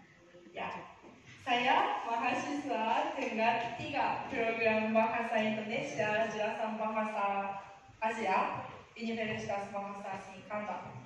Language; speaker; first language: Indonesian; non-native, learner; Japanese